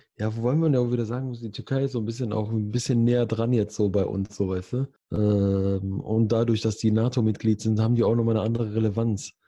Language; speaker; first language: German; early bilingual, other home language; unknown